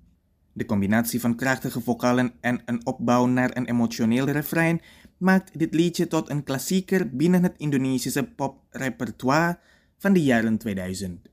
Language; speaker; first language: Dutch; non-native, fluent; Indonesian